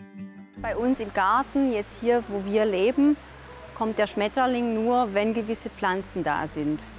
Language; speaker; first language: German; native; German